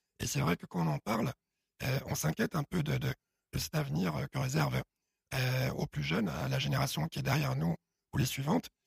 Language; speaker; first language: French; early bilingual, other home language; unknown